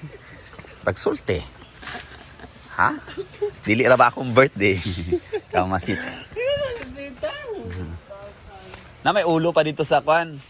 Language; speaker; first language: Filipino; non-native, local second language; Cebuano